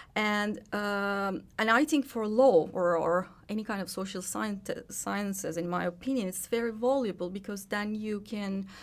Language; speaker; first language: English; non-native, fluent; Turkish